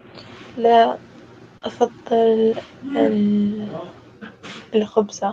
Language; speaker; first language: Arabic; non-native, learner; English